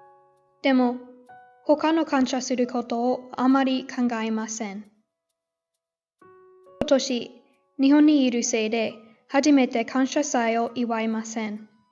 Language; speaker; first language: Japanese; non-native, learner; English